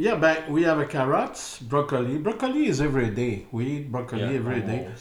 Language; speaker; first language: English; non-native, learner; French